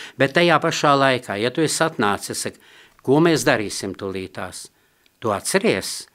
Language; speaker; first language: Latvian; non-native, local second language; Russian